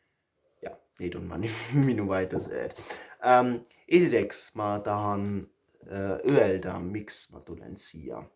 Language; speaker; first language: Estonian; non-native, learner; German